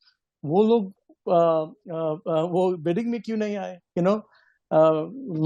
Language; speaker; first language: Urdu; early bilingual, heritage; English